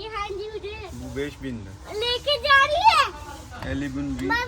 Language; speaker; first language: Turkish; non-native, learner; Urdu